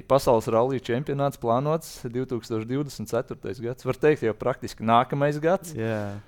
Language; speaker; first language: Latvian; native; Latvian